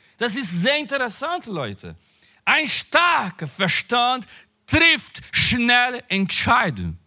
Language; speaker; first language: German; non-native, learner; Portuguese